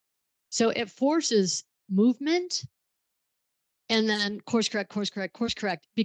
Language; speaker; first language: English; native; English